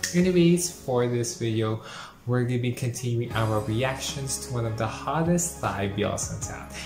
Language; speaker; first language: English; non-native, local second language; Filipino